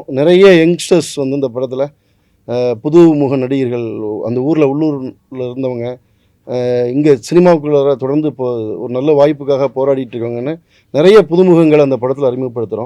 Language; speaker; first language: Tamil; native; Tamil